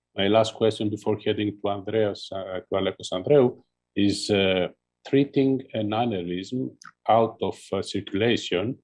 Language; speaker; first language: English; non-native, fluent; Greek